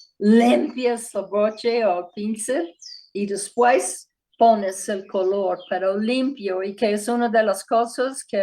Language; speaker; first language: Spanish; non-native, fluent; English